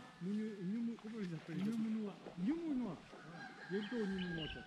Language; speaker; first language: French; native; French